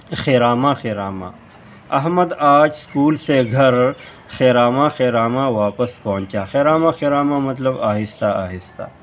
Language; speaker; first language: Urdu; non-native, local second language; Pashto